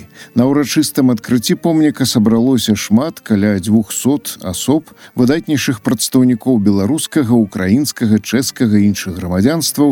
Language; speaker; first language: Belarusian; native; Belarusian